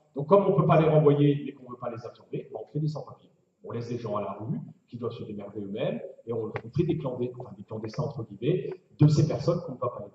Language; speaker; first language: French; native; French